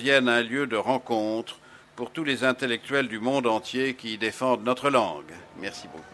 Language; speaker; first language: French; native; French